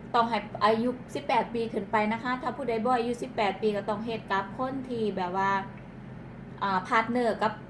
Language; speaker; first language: Thai; non-native, local second language; Northeastern Thai